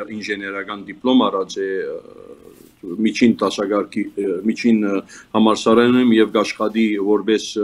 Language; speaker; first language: Armenian; early bilingual, heritage; Armenian